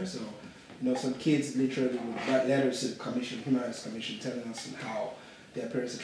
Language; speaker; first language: English; non-native, local second language; Yoruba